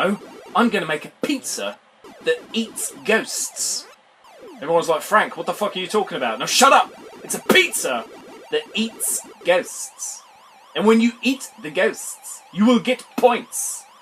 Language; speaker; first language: English; native; English